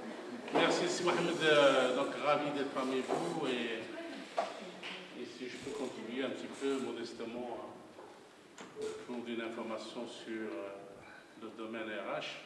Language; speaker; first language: French; non-native, local second language; Arabic